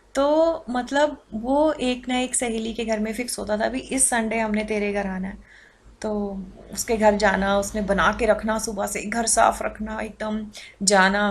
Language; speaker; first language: Hindi; native; Hindi